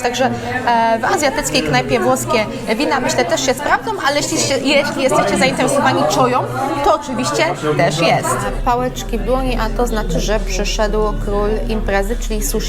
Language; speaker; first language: Polish; native; Polish